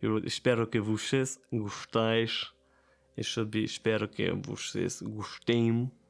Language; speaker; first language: Portuguese; non-native, learner; German